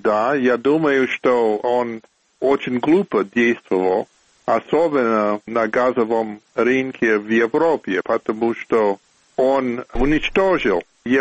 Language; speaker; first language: Russian; non-native, fluent; English